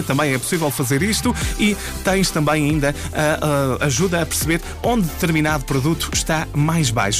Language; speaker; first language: Portuguese; native; Portuguese